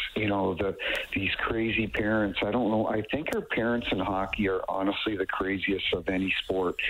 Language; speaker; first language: English; native; English